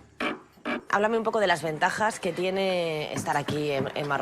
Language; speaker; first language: Spanish; native; Spanish